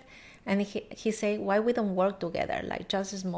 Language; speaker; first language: English; non-native, learner; Spanish